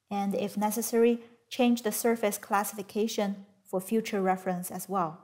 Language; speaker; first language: English; non-native, fluent; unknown